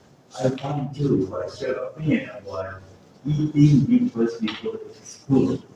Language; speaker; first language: English; non-native, learner; Indonesian